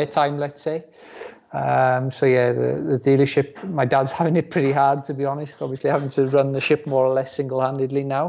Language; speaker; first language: English; non-native, local second language; Welsh